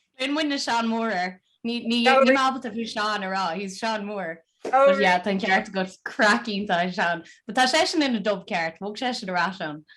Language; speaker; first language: Irish; native; Irish